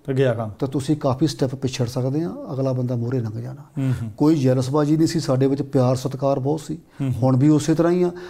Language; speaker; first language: Punjabi; native; Punjabi